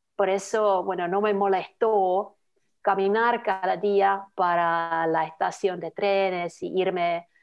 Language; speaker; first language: Spanish; non-native, fluent; Finnish